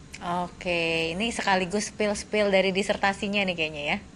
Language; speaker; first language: Indonesian; native; Indonesian